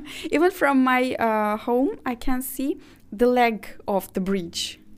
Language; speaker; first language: English; non-native, fluent; Azerbaijani